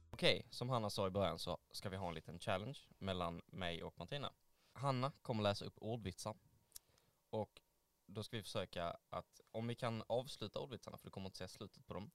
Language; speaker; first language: Swedish; native; Swedish